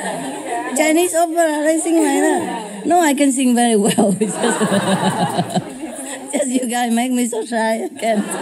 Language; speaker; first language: English; non-native, fluent; Vietnamese